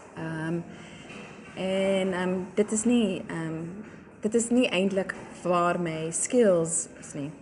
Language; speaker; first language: Afrikaans; non-native, local second language; English